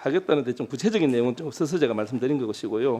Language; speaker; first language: Korean; native; Korean